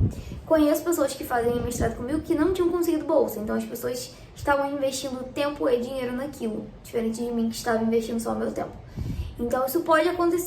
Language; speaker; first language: Portuguese; native; Portuguese